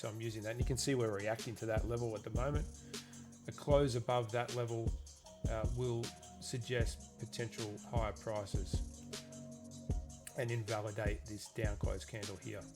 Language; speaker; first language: English; native; English